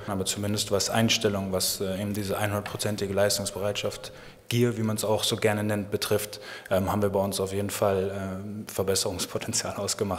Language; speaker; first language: German; native; German